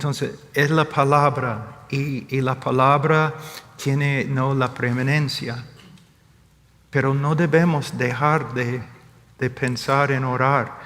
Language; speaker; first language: Spanish; non-native, fluent; English